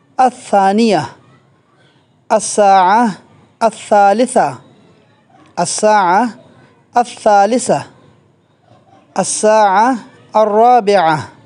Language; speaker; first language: Arabic; non-native, fluent; Urdu